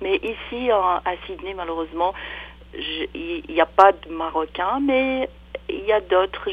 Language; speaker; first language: French; non-native, local second language; Arabic